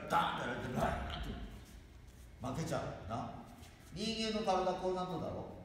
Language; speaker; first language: Japanese; native; Japanese